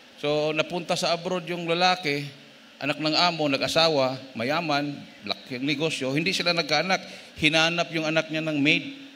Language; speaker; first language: Filipino; non-native, local second language; Cebuano